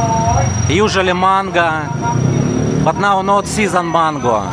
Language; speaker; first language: English; non-native, learner; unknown